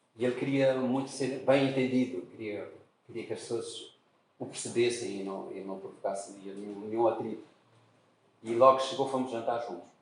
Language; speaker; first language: Portuguese; native; Portuguese